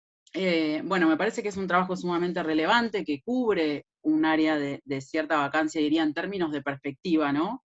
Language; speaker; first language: Spanish; native; Spanish